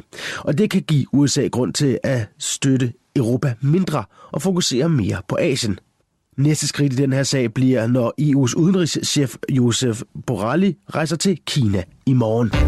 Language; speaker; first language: Danish; native; Danish